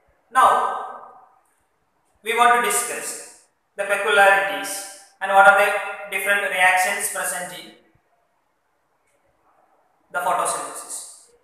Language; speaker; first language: English; non-native, local second language; Malayalam